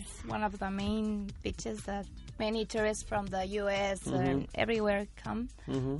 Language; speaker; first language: English; non-native, fluent; Spanish